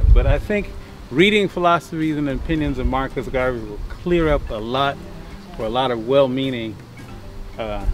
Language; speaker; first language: English; native; English